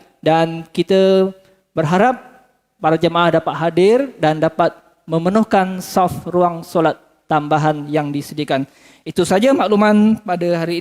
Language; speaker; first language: Malay; native; Malay